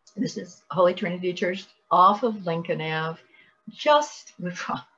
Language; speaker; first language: English; native; English